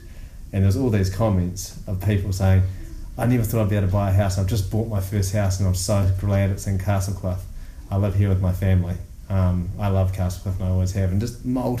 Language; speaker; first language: English; native; English